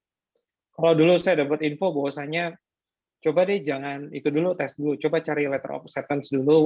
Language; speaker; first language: Indonesian; native; Indonesian